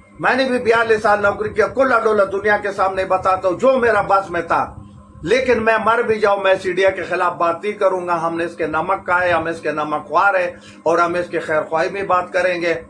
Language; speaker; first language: Urdu; non-native, local second language; Pashto